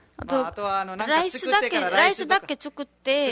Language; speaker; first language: Japanese; non-native, learner; Nepali